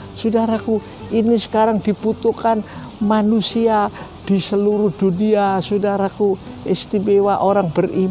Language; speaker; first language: Indonesian; native; Indonesian